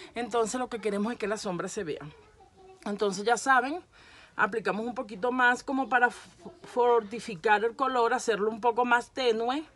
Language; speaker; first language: Spanish; native; Spanish